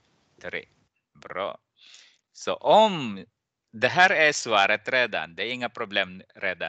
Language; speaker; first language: Swedish; non-native, fluent; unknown